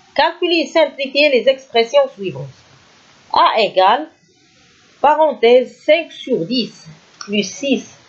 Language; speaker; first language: French; non-native, local second language; Arabic